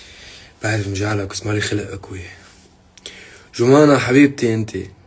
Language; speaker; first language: Arabic; native; Arabic